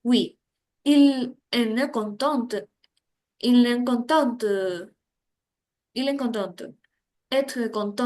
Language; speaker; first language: French; non-native, learner; Spanish